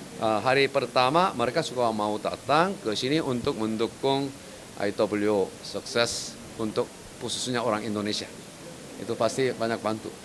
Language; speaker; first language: Indonesian; non-native, fluent; Korean